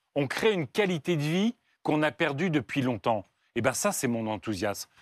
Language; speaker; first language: French; native; French